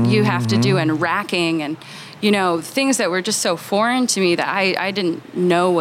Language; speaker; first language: English; native; English